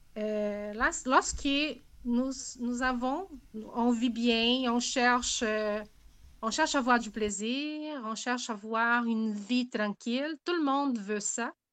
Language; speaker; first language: French; non-native, fluent; Portuguese